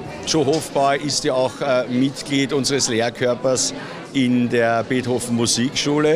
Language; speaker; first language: German; native; German